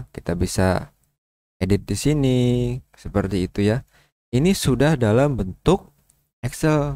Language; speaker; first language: Indonesian; native; Indonesian